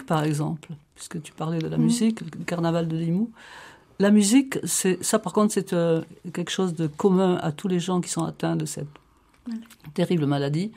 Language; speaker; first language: French; native; French